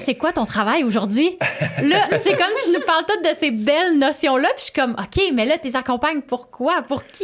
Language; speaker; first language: French; native; French